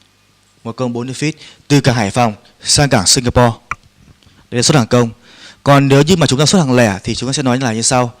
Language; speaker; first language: Vietnamese; native; Vietnamese